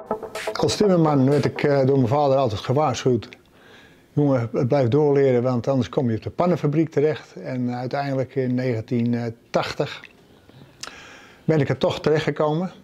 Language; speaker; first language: Dutch; native; Dutch